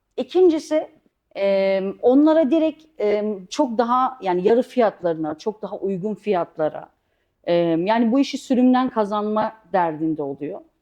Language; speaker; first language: Turkish; early bilingual, heritage; Turkish